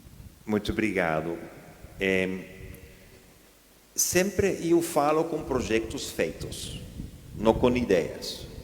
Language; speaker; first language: Portuguese; non-native, fluent; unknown